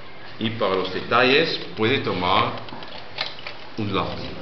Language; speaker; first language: Spanish; non-native, learner; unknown